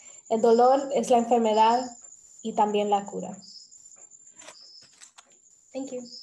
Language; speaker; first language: Spanish; early bilingual, heritage; Spanish